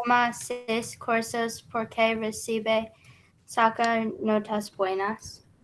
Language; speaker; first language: Spanish; non-native, learner; English